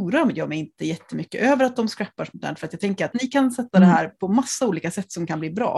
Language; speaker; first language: Swedish; native; Swedish